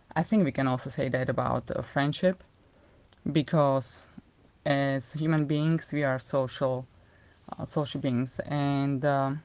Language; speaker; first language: English; non-native, fluent; Slovak